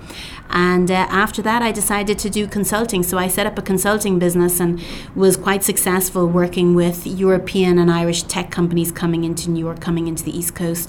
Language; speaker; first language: English; native; English